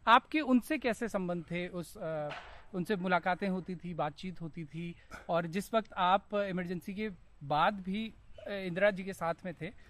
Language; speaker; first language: Hindi; native; Hindi